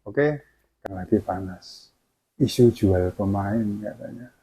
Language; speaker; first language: Indonesian; native; Indonesian